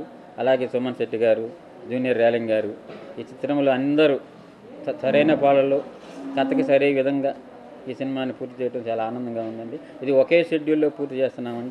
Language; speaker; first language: Telugu; native; Telugu